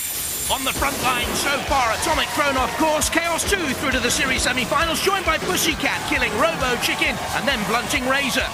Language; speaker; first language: English; native; English